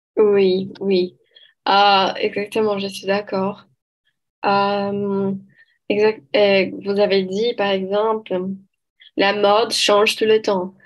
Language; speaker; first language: French; non-native, learner; Portuguese